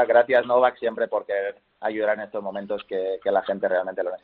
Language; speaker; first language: Spanish; native; Spanish